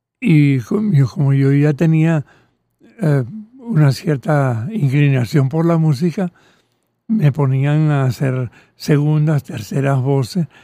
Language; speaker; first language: Spanish; early bilingual, other home language; Catalan